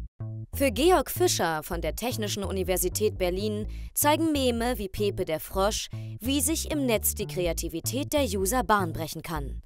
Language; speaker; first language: German; native; German